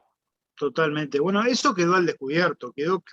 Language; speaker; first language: Spanish; native; Spanish